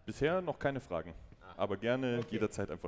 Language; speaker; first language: German; native; German